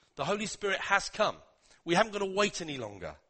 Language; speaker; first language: English; native; English